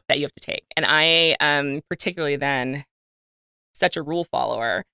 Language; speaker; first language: English; native; English